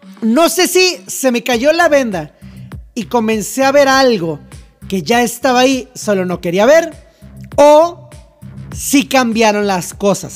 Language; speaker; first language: Spanish; native; Spanish